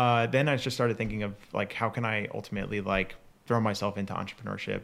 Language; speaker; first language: English; native; English